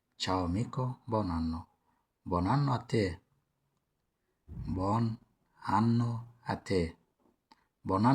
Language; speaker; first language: Italian; non-native, fluent; Somali